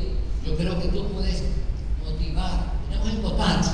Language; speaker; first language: Spanish; native; Spanish